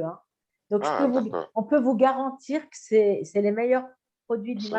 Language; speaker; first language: French; native; French